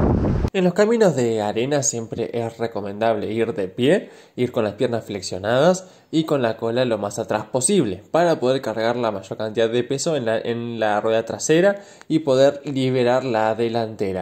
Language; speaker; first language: Spanish; native; Spanish